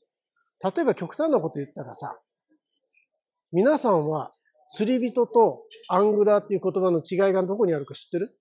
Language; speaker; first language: Japanese; native; Japanese